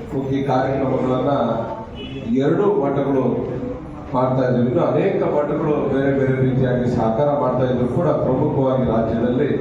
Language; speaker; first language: Kannada; native; Kannada